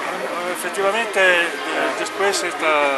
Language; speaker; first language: Spanish; non-native, learner; Italian